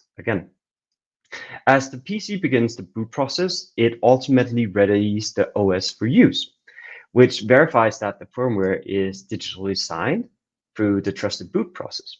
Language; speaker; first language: English; non-native, fluent; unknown